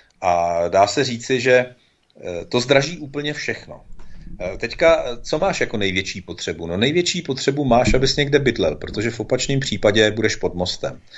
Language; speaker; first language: Czech; native; Czech